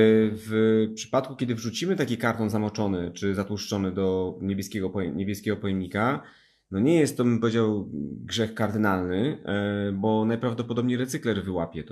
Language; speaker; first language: Polish; native; Polish